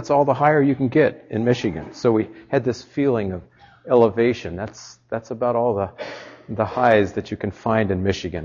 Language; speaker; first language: English; native; English